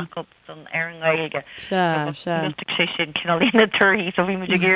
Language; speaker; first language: Irish; native; Irish